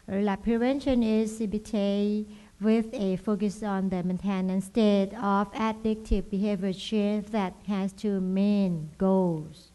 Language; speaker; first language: English; non-native, learner; Thai